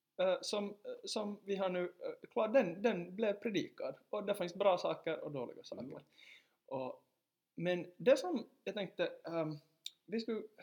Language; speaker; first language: Swedish; native; Swedish